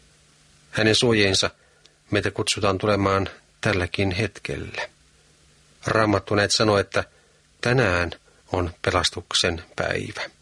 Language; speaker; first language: Finnish; native; Finnish